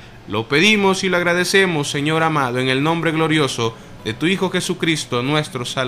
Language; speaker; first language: Spanish; native; Spanish